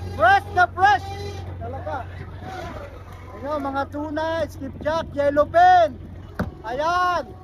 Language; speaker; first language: Filipino; native; Filipino